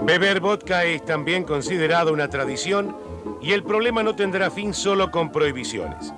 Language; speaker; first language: Spanish; native; Spanish